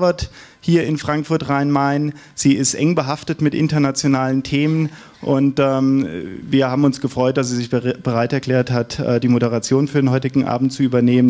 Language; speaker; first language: German; native; German